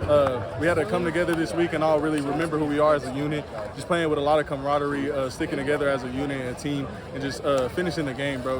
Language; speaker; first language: English; native; English